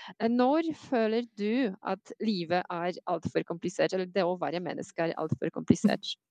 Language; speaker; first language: Norwegian; non-native, fluent; Polish